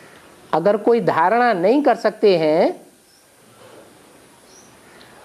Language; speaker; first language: Hindi; native; Hindi